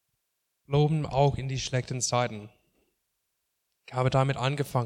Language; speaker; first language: German; non-native, fluent; English